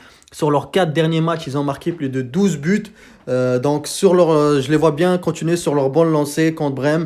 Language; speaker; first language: French; native; French